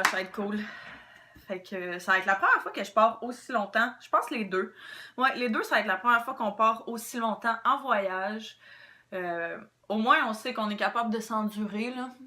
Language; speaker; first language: French; native; French